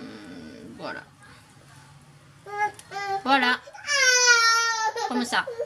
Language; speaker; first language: French; non-native, learner; Japanese